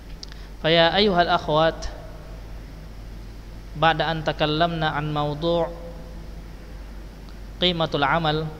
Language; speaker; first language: Arabic; non-native, fluent; Indonesian